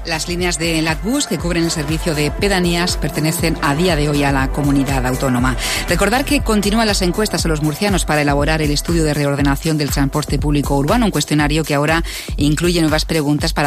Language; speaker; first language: Spanish; native; Spanish